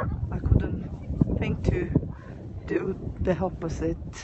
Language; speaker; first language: English; non-native, fluent; Italian